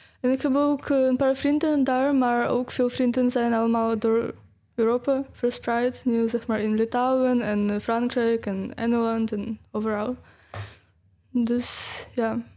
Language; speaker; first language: Dutch; non-native, fluent; Ukrainian